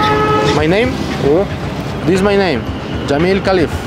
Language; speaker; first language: English; non-native, learner; Spanish